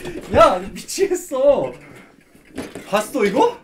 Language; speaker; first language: Korean; non-native, fluent; English